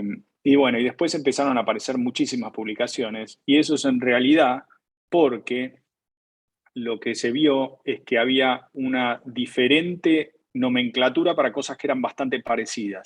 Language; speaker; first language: Spanish; native; Spanish